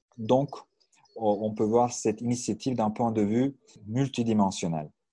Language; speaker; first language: French; non-native, fluent; Turkish